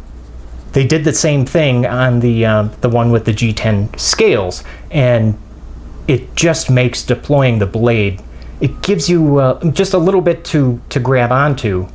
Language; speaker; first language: English; native; English